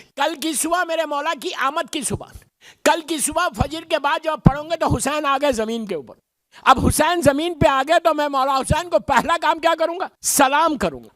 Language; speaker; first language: Urdu; native; Urdu